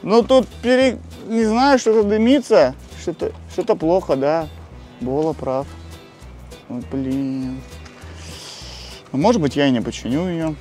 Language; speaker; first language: Russian; native; Russian